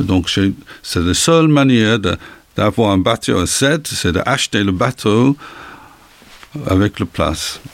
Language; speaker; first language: French; non-native, learner; English